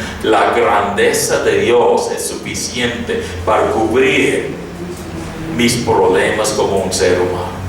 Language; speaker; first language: Spanish; non-native, fluent; English